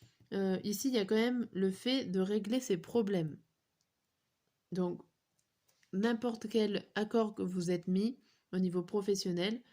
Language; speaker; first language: French; native; French